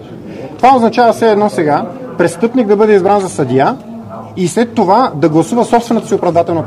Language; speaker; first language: Bulgarian; native; Bulgarian